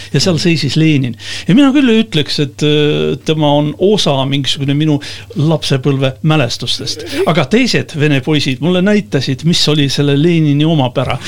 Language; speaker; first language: Estonian; non-native, local second language; Russian